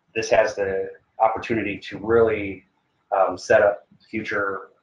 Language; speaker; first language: English; native; English